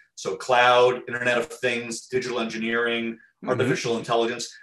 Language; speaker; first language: English; native; English